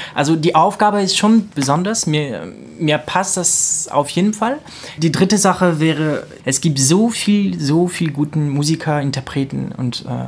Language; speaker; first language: German; non-native, fluent; French